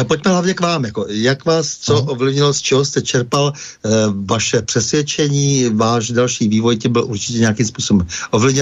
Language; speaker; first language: Czech; native; Czech